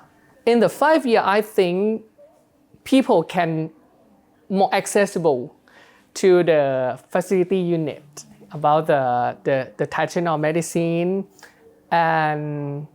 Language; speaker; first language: English; non-native, learner; Thai